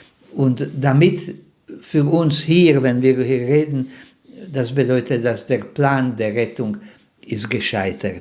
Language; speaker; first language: German; non-native, fluent; Slovak